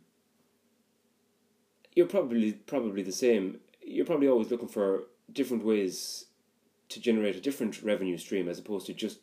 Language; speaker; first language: English; native; English